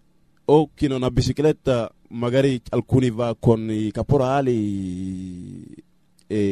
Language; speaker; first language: Italian; non-native, fluent; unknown